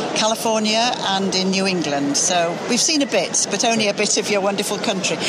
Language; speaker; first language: English; native; English